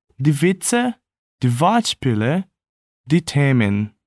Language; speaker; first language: German; non-native, fluent; Portuguese